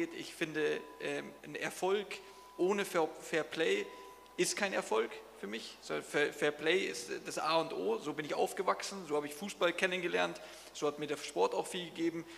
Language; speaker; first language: German; native; German